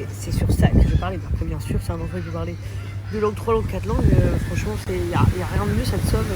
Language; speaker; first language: French; early bilingual, other home language; English